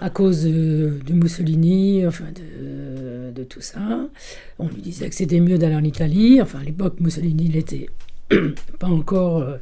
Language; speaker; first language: French; early bilingual, other home language; Italian